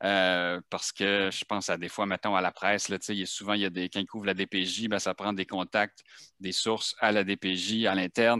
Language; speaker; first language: French; native; French